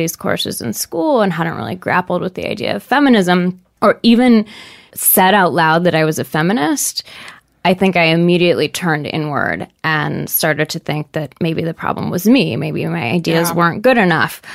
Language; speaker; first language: English; native; English